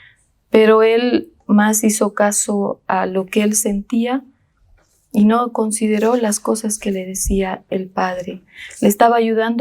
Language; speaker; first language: Spanish; native; Spanish